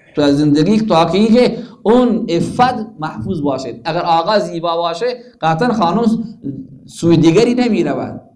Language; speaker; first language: Persian; native; Persian